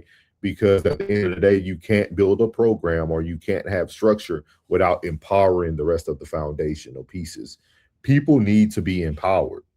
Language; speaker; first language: English; native; English